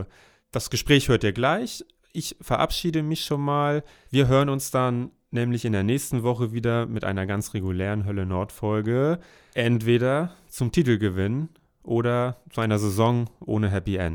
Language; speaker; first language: German; native; German